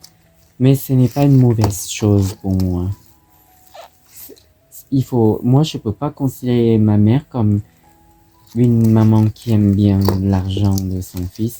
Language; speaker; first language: French; non-native, fluent; Thai